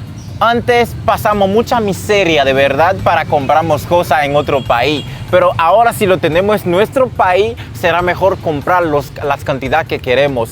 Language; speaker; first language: Spanish; non-native, fluent; Haitian Creole